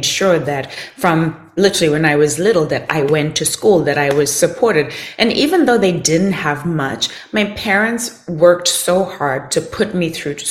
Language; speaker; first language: English; non-native, local second language; Shona